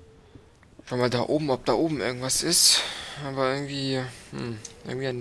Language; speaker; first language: German; native; German